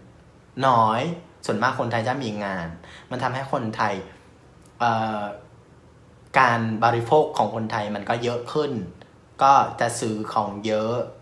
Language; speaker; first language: Thai; non-native, fluent; Vietnamese